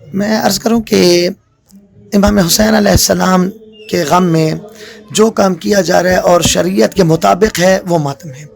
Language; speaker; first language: Urdu; native; Urdu